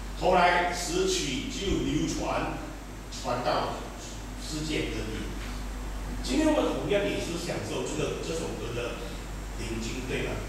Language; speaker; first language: Chinese; native; Chinese